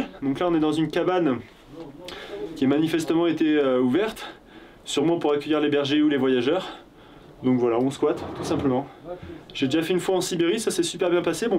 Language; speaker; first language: French; native; French